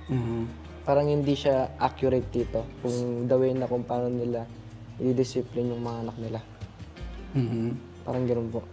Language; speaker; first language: Filipino; native; Filipino